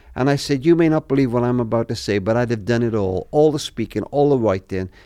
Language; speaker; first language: English; native; English